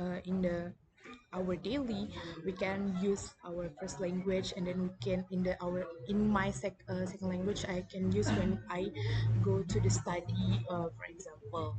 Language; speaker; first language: English; non-native, learner; Indonesian